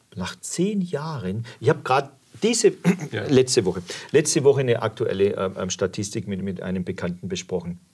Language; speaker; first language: German; native; German